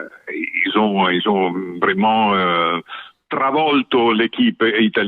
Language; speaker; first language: French; non-native, fluent; Italian